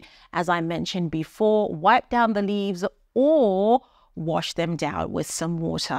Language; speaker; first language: English; native; English